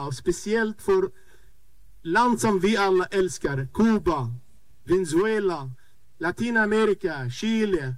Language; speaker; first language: Swedish; non-native, fluent; Arabic